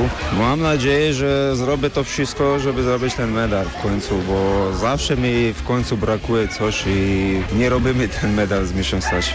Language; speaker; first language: Polish; non-native, learner; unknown